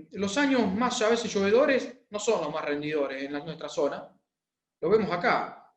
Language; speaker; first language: Spanish; native; Spanish